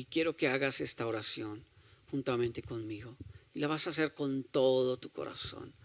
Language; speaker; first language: Spanish; native; Spanish